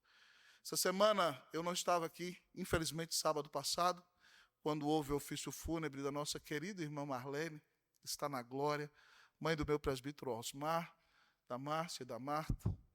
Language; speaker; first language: Portuguese; native; Portuguese